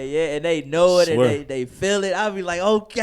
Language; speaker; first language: English; native; English